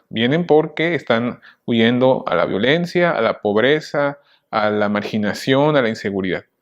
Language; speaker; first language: Spanish; native; Spanish